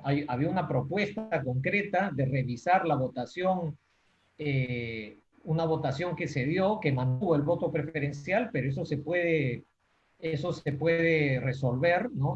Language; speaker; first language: Spanish; native; Spanish